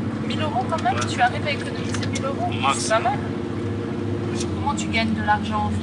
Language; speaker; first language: French; native; French